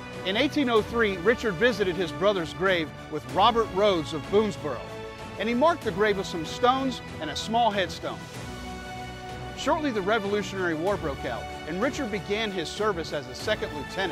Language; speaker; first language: English; native; English